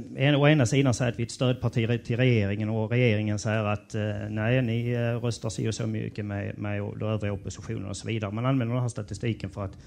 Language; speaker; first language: Swedish; native; Swedish